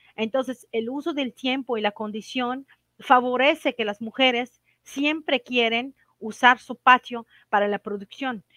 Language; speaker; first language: Spanish; non-native, fluent; Arabic